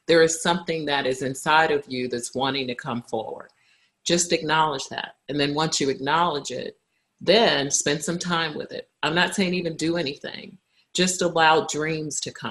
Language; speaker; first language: English; native; English